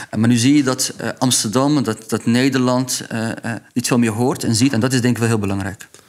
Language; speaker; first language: Dutch; early bilingual, other home language; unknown